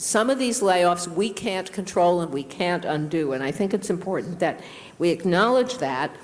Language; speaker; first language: English; native; English